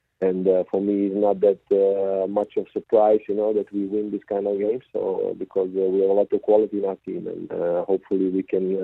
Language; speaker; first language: English; non-native, fluent; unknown